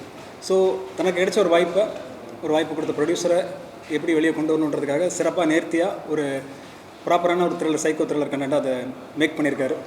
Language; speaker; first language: Tamil; native; Tamil